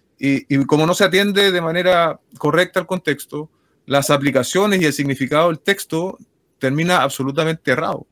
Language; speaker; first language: Spanish; native; Spanish